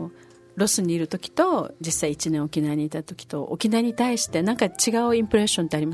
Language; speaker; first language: Japanese; native; Japanese